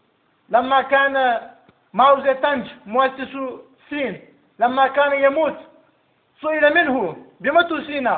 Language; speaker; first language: Arabic; non-native, learner; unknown